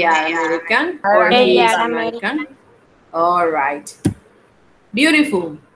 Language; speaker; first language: English; non-native, fluent; Spanish